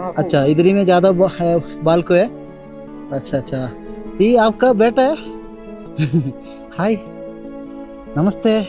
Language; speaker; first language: Hindi; non-native, local second language; Malayalam